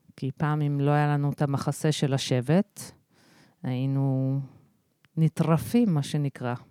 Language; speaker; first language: Hebrew; early bilingual, other home language; English